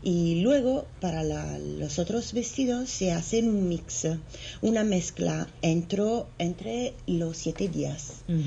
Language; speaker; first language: Spanish; non-native, fluent; Italian